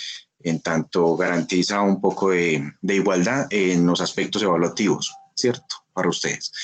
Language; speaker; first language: Spanish; native; Spanish